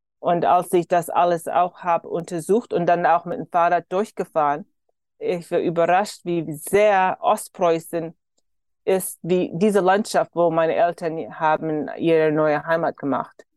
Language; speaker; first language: German; early bilingual, heritage; German